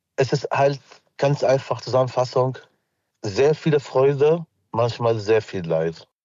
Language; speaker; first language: German; non-native, fluent; Arabic